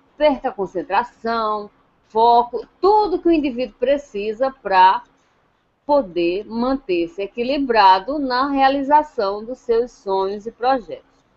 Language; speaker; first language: Portuguese; native; Portuguese